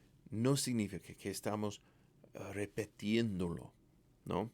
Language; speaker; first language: Spanish; non-native, fluent; English